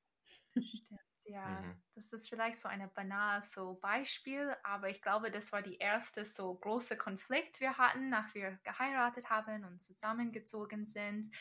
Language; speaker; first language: German; non-native, fluent; English